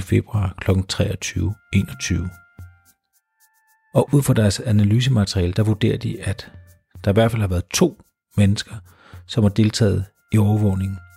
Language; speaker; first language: Danish; native; Danish